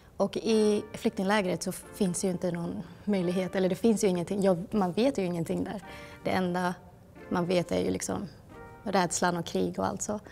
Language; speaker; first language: Swedish; early bilingual, other home language; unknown